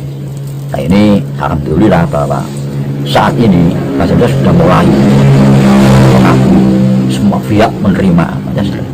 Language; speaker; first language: Indonesian; native; Indonesian